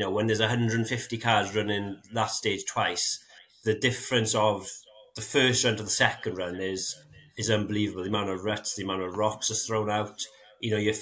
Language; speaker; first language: English; native; English